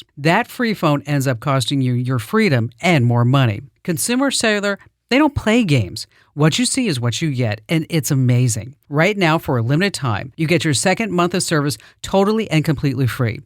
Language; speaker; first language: English; native; English